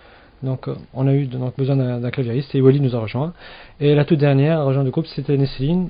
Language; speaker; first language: French; non-native, local second language; Arabic